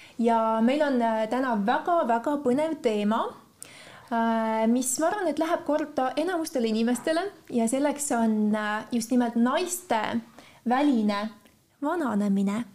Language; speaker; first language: Estonian; native; Estonian